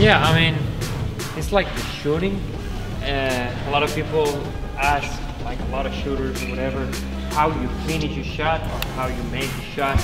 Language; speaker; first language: English; non-native, fluent; Catalan